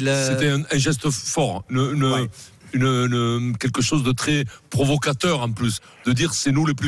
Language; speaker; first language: French; native; French